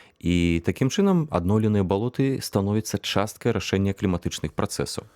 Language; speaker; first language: Belarusian; non-native, local second language; Russian